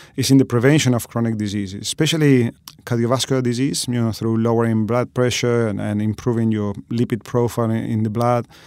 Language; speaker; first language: English; non-native, fluent; Spanish